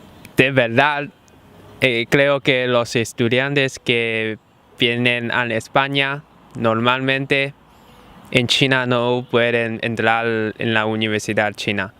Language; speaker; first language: Spanish; non-native, fluent; Chinese